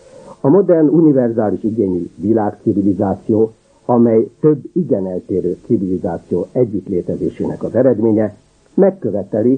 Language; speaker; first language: Hungarian; native; Hungarian